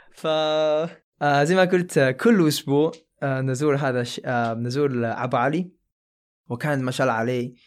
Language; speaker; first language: Arabic; non-native, fluent; Chinese